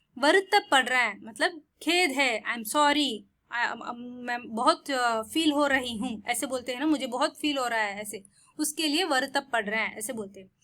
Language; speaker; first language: Hindi; non-native, local second language; Tamil